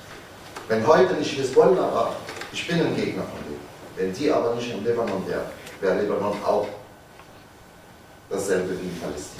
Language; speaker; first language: German; non-native, fluent; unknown